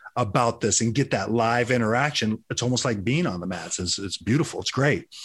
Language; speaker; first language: English; early bilingual, other home language; Filipino